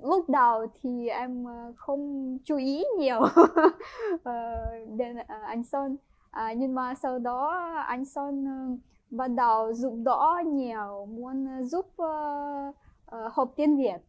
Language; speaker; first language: Vietnamese; non-native, fluent; Ukrainian